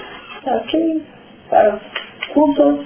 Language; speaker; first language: Spanish; non-native, learner; Romanian